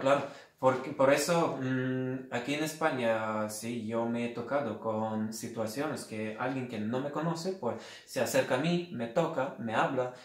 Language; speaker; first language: Spanish; non-native, fluent; Lithuanian